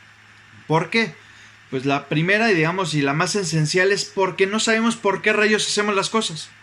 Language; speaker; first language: Spanish; native; Spanish